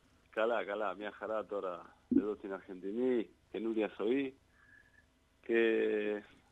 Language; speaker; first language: Greek; non-native, learner; Spanish